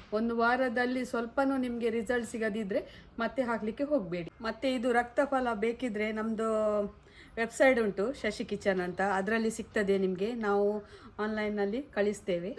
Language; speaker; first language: Kannada; non-native, local second language; Tulu